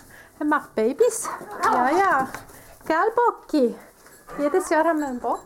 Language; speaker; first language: German; native; German